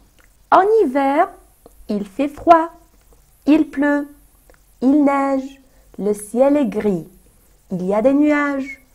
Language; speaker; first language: French; non-native, fluent; Arabic